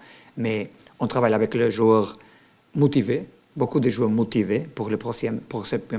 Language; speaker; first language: French; non-native, learner; Portuguese